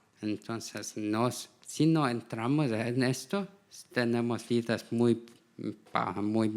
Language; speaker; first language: Spanish; non-native, learner; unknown